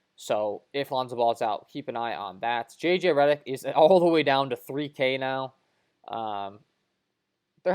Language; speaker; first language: English; native; English